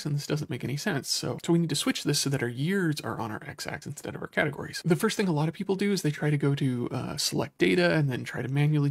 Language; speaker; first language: English; native; English